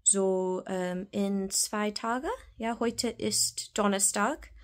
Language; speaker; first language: German; non-native, learner; English